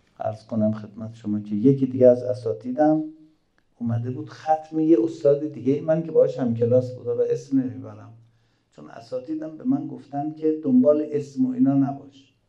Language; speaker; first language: Persian; native; Persian